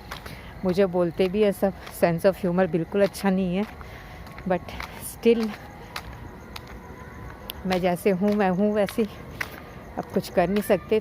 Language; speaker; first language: Hindi; native; Hindi